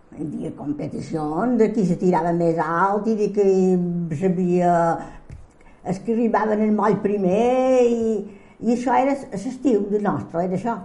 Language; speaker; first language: Catalan; native; Catalan